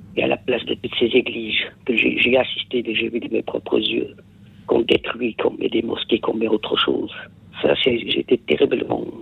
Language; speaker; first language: French; non-native, local second language; Kabyle